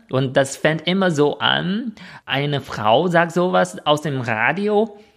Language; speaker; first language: German; non-native, fluent; Chinese